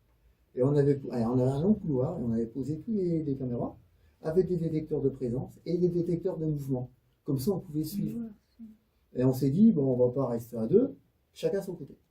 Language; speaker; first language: French; native; French